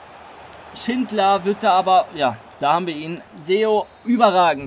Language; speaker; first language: German; native; German